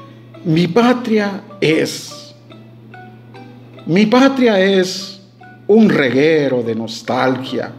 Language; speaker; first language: Spanish; native; Spanish